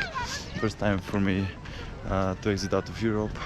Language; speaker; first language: English; non-native, fluent; Macedonian